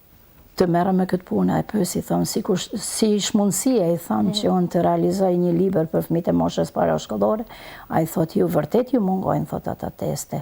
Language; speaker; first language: Albanian; native; Albanian